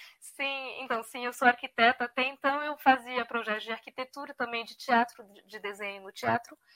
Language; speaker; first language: Portuguese; early bilingual, heritage; Portuguese